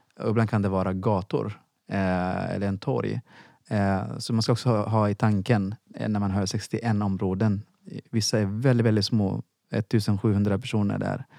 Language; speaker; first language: Swedish; non-native, fluent; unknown